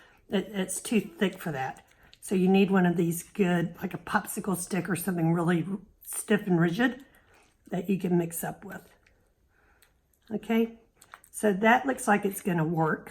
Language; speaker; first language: English; native; English